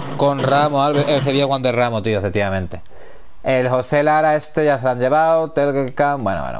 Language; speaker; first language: Spanish; native; Spanish